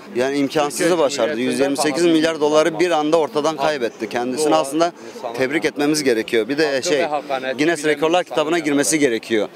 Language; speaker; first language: Turkish; native; Turkish